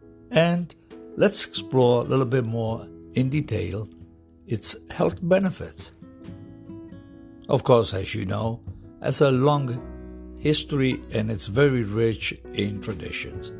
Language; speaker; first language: English; non-native, fluent; Italian